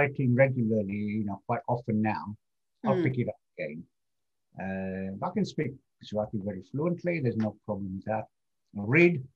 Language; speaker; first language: English; non-native, local second language; Gujarati